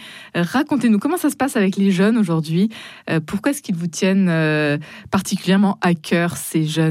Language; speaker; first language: French; native; French